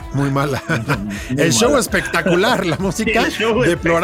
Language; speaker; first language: Spanish; native; Spanish